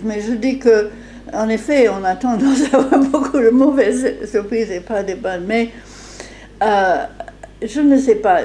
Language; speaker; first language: French; non-native, fluent; English